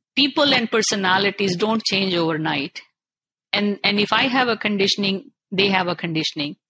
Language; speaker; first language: English; non-native, local second language; Punjabi